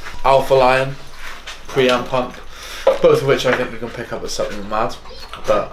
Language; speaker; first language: English; native; English